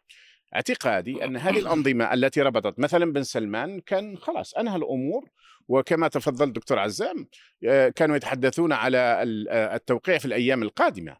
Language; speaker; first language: Arabic; native; Arabic